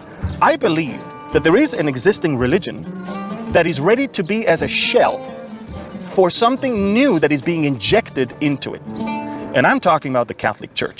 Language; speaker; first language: English; non-native, fluent; Hebrew